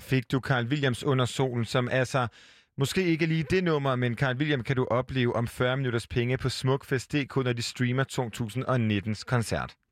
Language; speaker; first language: Danish; native; Danish